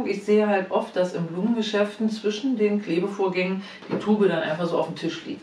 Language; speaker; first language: German; native; German